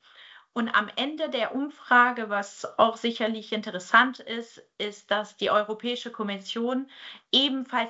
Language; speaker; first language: German; native; German